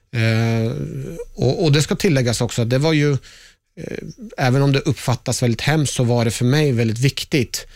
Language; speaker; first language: Swedish; early bilingual, other home language; Persian